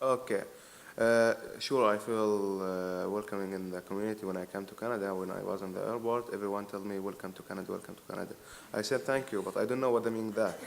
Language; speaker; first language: English; non-native, learner; Arabic